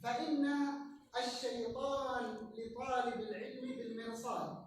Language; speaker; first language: Arabic; native; Arabic